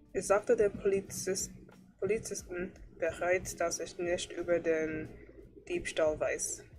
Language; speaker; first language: German; non-native, learner; English